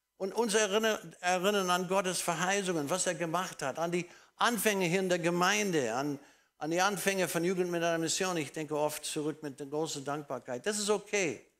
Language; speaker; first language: German; non-native, fluent; English